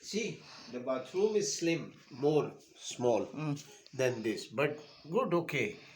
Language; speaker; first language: English; non-native, learner; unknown